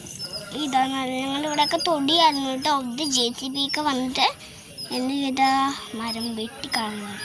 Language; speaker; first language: Malayalam; native; Malayalam